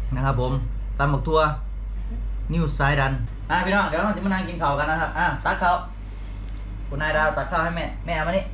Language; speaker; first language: Thai; native; Thai